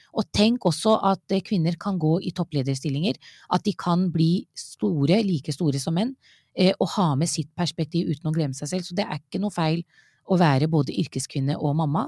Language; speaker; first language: Norwegian; early bilingual, other home language; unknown